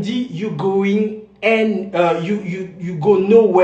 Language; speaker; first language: English; non-native, learner; French